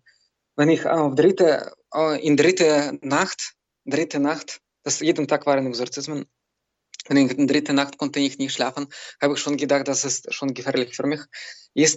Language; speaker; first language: German; non-native, learner; Belarusian